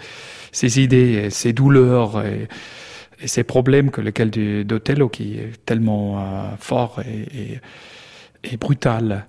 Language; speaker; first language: French; non-native, learner; German